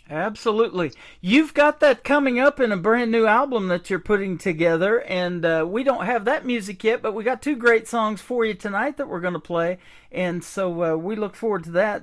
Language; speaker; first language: English; native; English